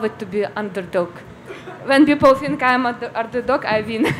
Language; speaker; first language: English; non-native, learner; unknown